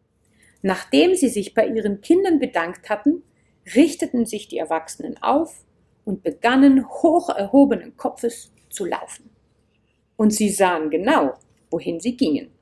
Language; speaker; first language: German; native; German